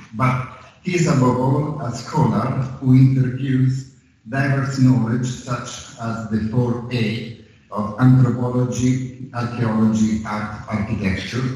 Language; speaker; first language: English; non-native, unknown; Italian